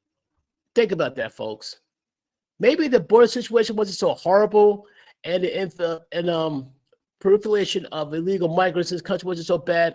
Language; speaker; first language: English; native; English